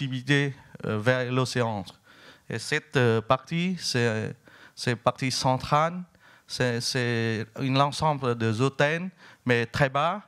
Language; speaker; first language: French; non-native, fluent; Vietnamese